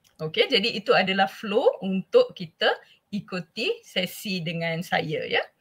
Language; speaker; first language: Malay; non-native, local second language; Tamil